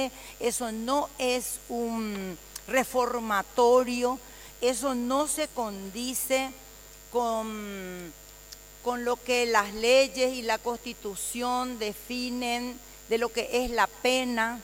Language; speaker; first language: Spanish; native; Spanish